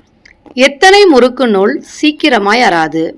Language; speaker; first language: Tamil; native; Tamil